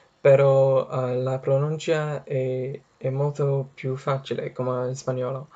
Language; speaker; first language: Italian; non-native, learner; English